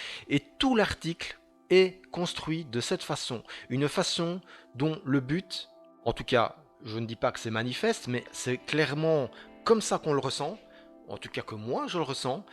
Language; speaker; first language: French; native; French